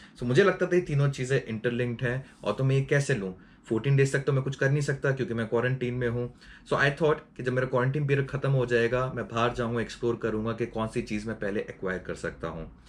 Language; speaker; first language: Hindi; native; Hindi